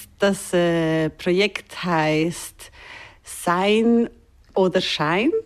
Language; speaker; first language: German; native; German